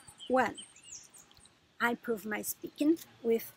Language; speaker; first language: English; non-native, learner; Portuguese